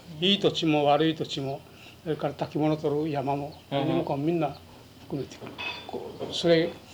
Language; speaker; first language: Japanese; non-native, local second language; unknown